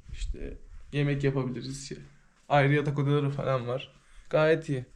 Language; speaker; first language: Turkish; native; Turkish